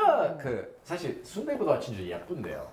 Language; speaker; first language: Korean; non-native, learner; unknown